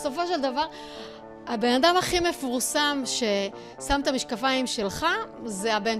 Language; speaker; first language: Hebrew; native; Hebrew